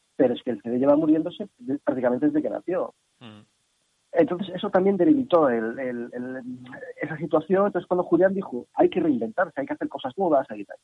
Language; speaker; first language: Spanish; native; Spanish